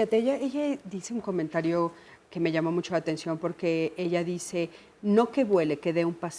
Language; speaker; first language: Spanish; native; Spanish